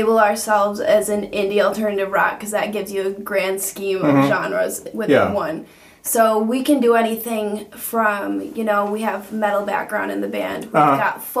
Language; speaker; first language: English; native; English